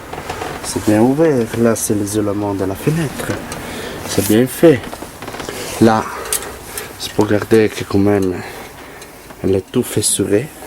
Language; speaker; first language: French; non-native, learner; Italian